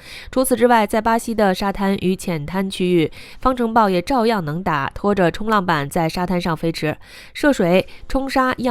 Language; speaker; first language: Chinese; native; Chinese